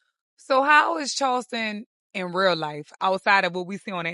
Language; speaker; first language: English; native; English